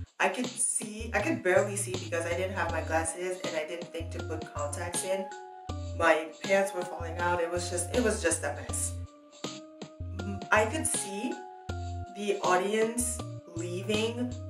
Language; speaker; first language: English; non-native, fluent; French